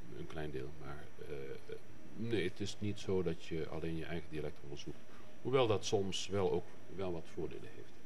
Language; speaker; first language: Dutch; native; Dutch